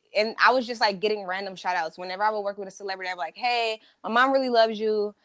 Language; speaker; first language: English; native; English